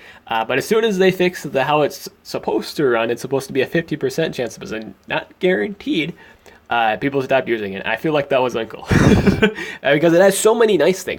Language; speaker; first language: English; native; English